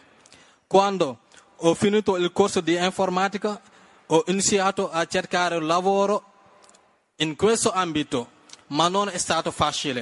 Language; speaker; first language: Italian; non-native, learner; Wolof